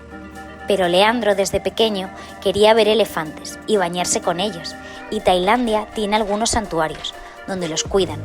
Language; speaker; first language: Spanish; native; Spanish